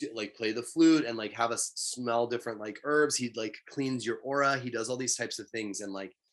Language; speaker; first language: English; native; English